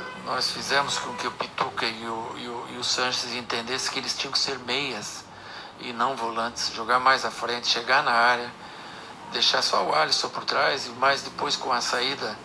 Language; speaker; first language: Portuguese; native; Portuguese